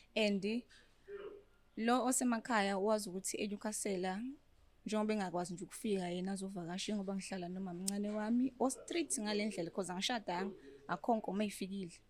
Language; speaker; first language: Zulu; native; Zulu